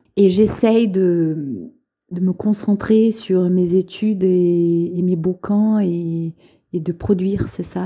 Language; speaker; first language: French; non-native, local second language; Portuguese